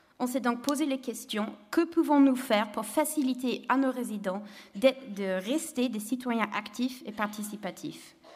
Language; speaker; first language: French; non-native, fluent; English